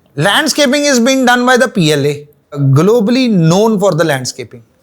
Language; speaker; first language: English; non-native, local second language; Punjabi